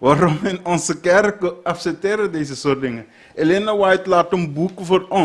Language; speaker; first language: Dutch; non-native, learner; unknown